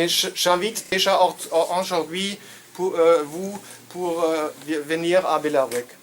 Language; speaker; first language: French; non-native, learner; German